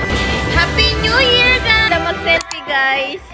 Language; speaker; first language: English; non-native, local second language; Filipino